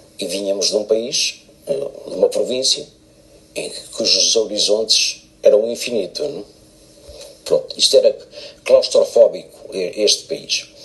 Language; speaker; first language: Portuguese; native; Portuguese